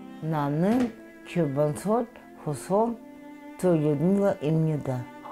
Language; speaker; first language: Korean; non-native, learner; Russian